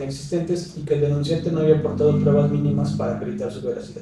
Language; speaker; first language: Spanish; native; Spanish